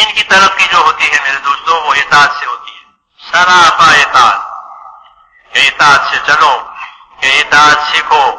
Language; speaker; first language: Urdu; non-native, local second language; Gujarati